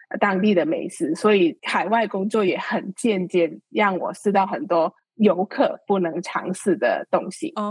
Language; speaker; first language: Chinese; non-native, local second language; Cantonese